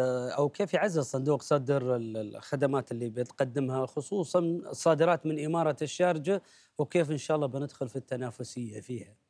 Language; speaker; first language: Arabic; native; Arabic